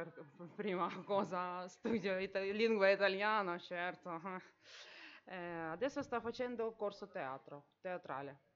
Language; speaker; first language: Italian; non-native, learner; Ukrainian